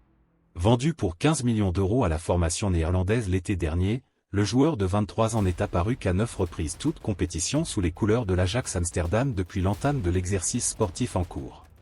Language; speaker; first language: French; native; French